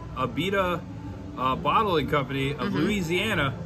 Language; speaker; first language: English; native; English